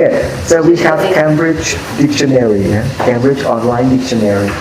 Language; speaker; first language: English; non-native, fluent; Indonesian